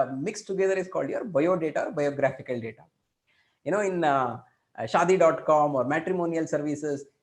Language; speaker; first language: English; non-native, local second language; Kannada